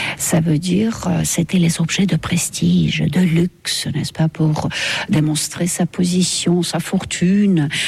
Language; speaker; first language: French; non-native, fluent; Estonian